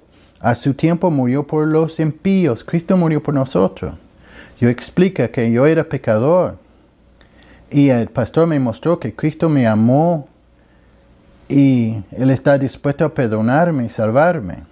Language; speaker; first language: Spanish; non-native, learner; English